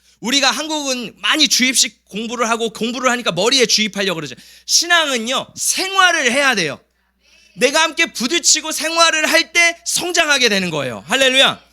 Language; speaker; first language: Korean; early bilingual, heritage; Korean